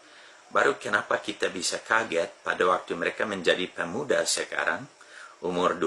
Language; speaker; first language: Indonesian; non-native, fluent; English